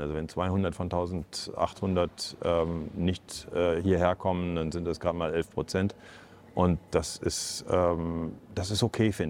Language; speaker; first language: German; native; German